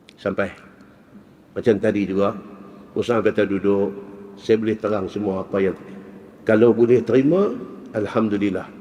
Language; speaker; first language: Malay; native; Malay